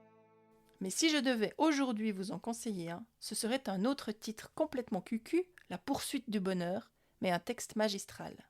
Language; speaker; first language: French; native; French